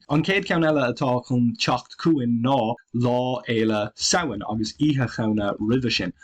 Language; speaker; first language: Irish; non-native, local second language; English